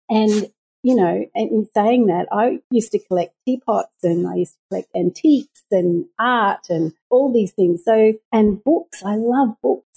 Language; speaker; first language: English; native; English